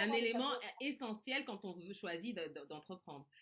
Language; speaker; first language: French; native; French